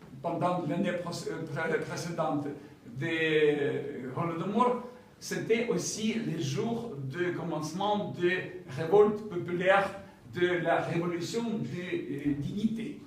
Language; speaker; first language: French; non-native, fluent; Ukrainian